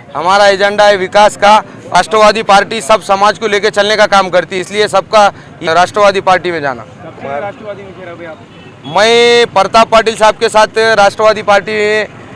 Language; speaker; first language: Hindi; non-native, local second language; Urdu